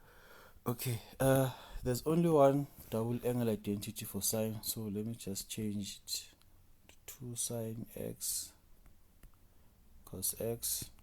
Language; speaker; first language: English; non-native, local second language; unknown